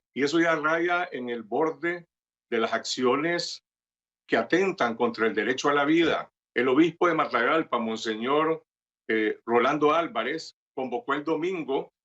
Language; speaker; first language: Spanish; native; Spanish